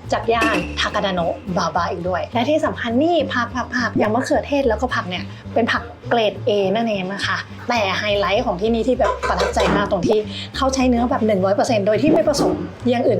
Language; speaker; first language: Thai; native; Thai